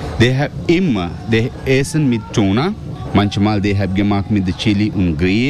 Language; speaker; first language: German; non-native, learner; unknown